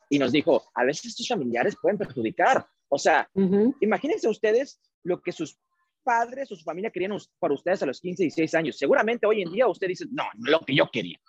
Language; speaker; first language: Spanish; early bilingual, heritage; Spanish